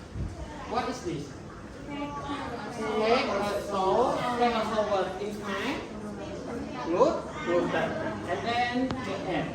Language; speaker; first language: English; non-native, learner; Khmer